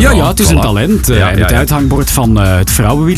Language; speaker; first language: Dutch; native; Dutch